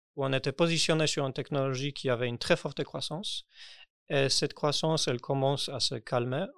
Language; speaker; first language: French; non-native, fluent; Polish